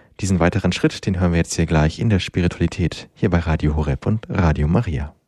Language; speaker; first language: German; native; German